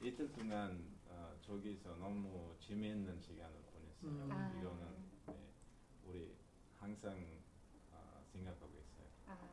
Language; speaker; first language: Korean; non-native, learner; Uzbek